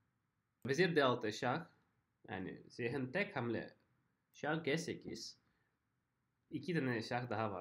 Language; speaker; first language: Turkish; non-native, fluent; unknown